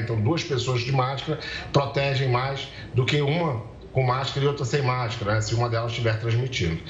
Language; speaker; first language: Portuguese; native; Portuguese